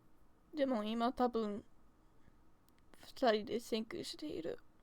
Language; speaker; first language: Japanese; non-native, learner; English